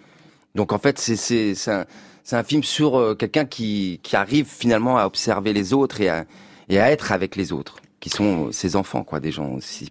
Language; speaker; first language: French; native; French